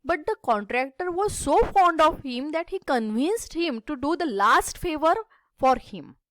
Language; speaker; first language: English; non-native, local second language; Marathi